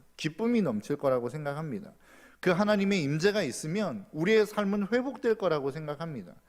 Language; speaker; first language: Korean; native; Korean